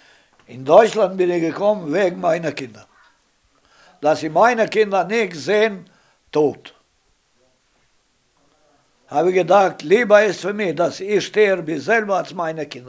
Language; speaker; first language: German; non-native, learner; Romany